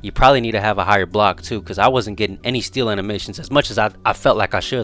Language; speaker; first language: English; native; English